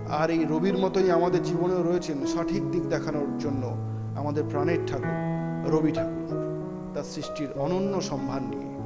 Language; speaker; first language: Bangla; native; Bangla